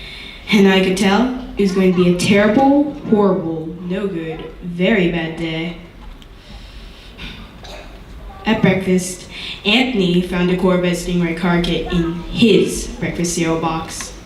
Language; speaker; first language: English; native; English